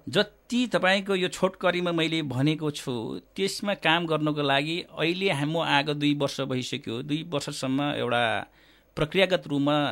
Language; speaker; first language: Nepali; non-native, local second language; Eastern Tamang